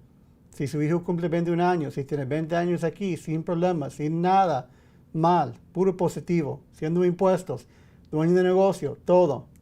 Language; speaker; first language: Spanish; early bilingual, heritage; English